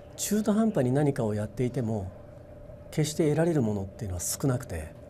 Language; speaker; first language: Japanese; native; Japanese